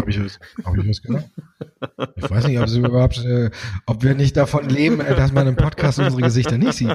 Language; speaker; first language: German; native; German